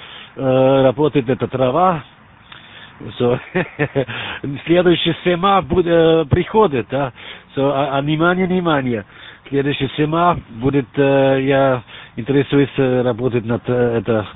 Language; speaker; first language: Russian; non-native, learner; German